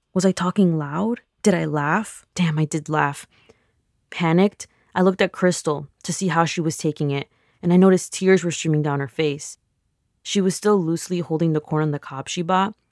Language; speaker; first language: English; early bilingual, other home language; Spanish